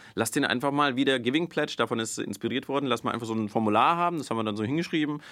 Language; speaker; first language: German; early bilingual, other home language; Russian